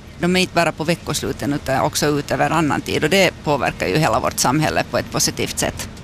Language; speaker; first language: Swedish; native; Swedish